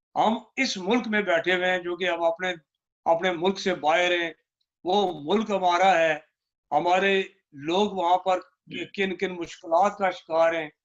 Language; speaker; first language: Urdu; non-native, local second language; Punjabi